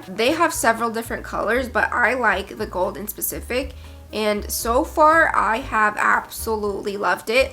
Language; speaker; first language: English; native; English